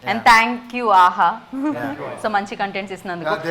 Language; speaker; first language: Telugu; native; Telugu